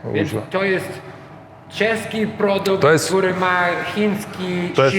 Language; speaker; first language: Polish; non-native, learner; English